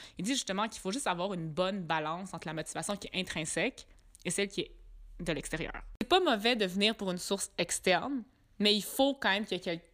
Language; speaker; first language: French; native; French